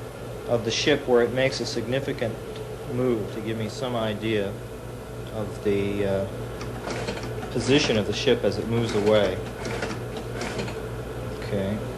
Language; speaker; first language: English; native; English